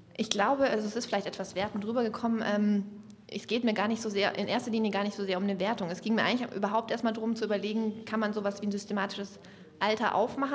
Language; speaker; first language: German; native; German